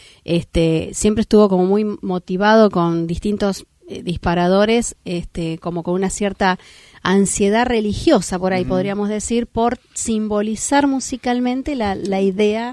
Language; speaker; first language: Spanish; native; Spanish